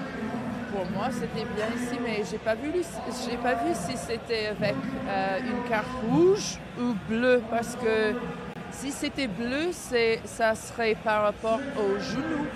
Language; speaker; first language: French; non-native, learner; English